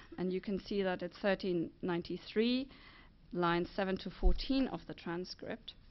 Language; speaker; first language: English; non-native, fluent; German